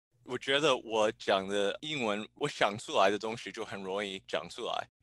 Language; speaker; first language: Chinese; early bilingual, heritage; Chinese